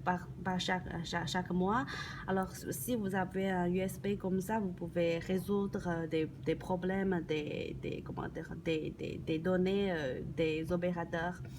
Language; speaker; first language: French; non-native, learner; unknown